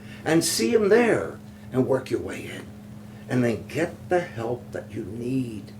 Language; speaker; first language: English; native; English